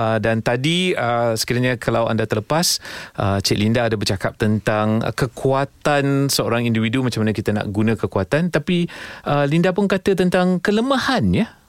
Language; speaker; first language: Malay; non-native, local second language; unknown